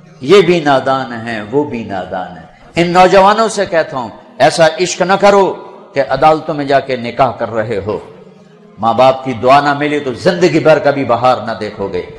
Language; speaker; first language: Urdu; non-native, local second language; Punjabi